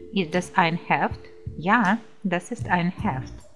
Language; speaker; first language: German; non-native, fluent; Ukrainian